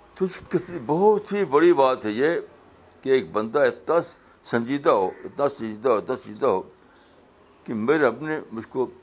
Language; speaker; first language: Urdu; native; Urdu